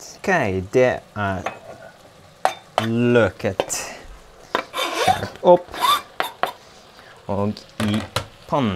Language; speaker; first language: Norwegian; non-native, learner; Dutch